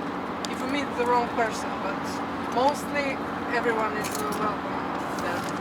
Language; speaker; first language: English; non-native, fluent; Croatian